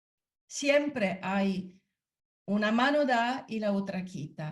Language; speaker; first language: Spanish; non-native, learner; Italian